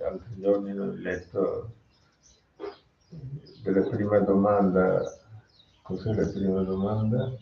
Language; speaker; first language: Italian; non-native, fluent; Tamil